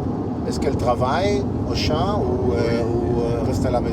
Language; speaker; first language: French; non-native, learner; Hebrew